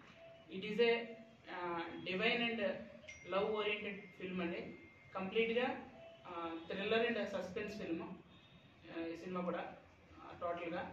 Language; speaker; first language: Telugu; native; Telugu